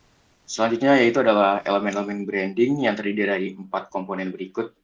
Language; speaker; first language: Indonesian; native; Indonesian